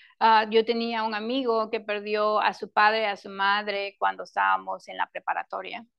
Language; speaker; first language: Spanish; non-native, local second language; English